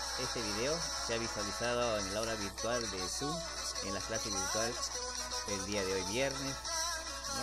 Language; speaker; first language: Spanish; native; Spanish